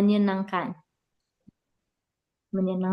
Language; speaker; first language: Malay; non-native, learner; English